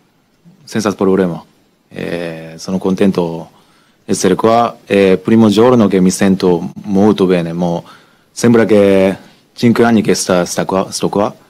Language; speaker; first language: Italian; non-native, learner; Japanese